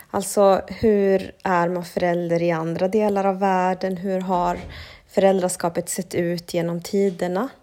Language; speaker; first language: Swedish; early bilingual, other home language; Spanish